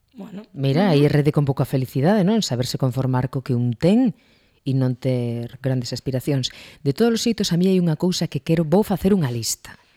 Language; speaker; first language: Galician; non-native, local second language; Spanish